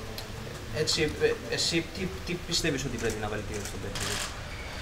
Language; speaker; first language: Greek; native; Greek